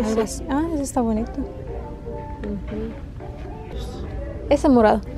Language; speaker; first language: Spanish; early bilingual, heritage; Spanish